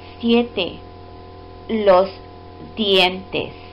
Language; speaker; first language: Spanish; non-native, fluent; English